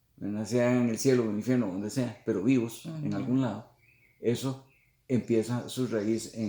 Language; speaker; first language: Spanish; native; Spanish